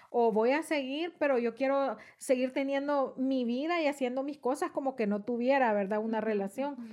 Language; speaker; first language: Spanish; native; Spanish